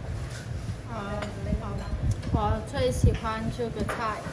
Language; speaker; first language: Chinese; non-native, learner; Vietnamese